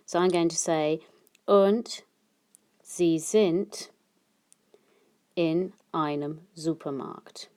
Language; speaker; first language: German; non-native, fluent; English